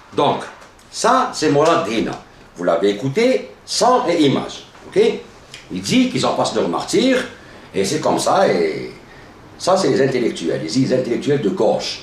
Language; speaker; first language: French; non-native, local second language; Arabic